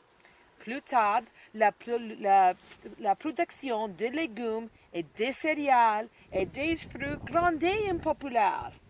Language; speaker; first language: French; non-native, learner; English